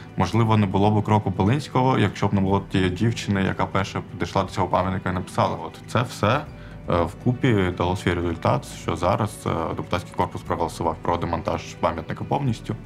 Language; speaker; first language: Ukrainian; non-native, local second language; Armenian